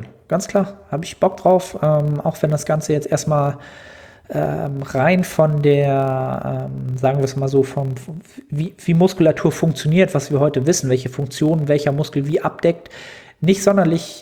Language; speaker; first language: German; native; German